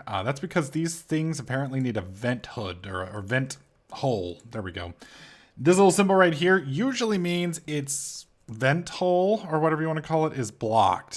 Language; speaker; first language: English; native; English